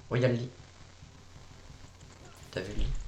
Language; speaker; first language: French; native; French